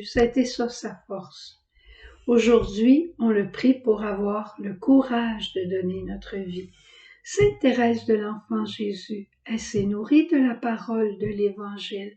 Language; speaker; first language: French; native; French